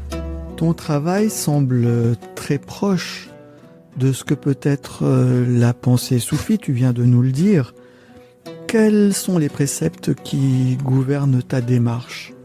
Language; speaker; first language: French; native; French